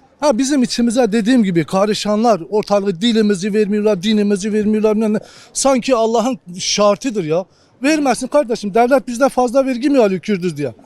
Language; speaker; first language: Turkish; non-native, local second language; Kurdish